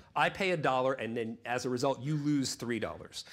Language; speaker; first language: English; native; English